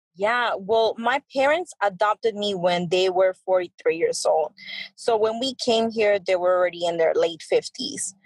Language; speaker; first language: English; early bilingual, other home language; Spanish